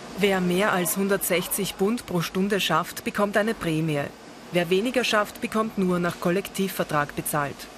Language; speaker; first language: German; native; German